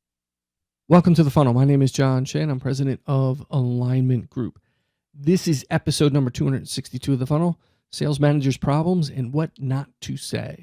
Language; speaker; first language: English; native; English